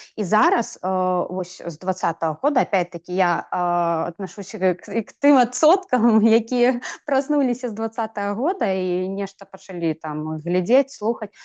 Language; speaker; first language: Belarusian; non-native, local second language; Russian